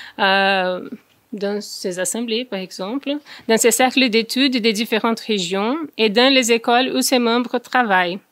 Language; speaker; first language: French; non-native, fluent; Portuguese